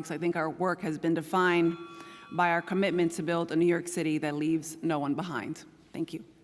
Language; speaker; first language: English; native; English